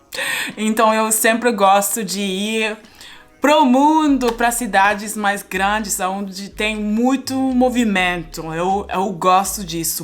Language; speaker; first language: Portuguese; non-native, fluent; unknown